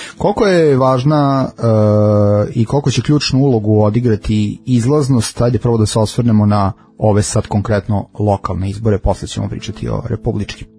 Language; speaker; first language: Serbian; native; Serbian